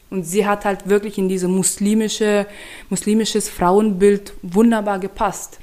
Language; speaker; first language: German; non-native, fluent; Turkmen